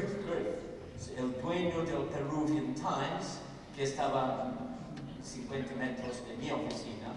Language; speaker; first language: Spanish; non-native, fluent; English